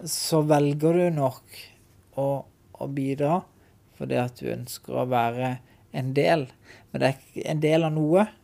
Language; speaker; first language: Norwegian; native; Norwegian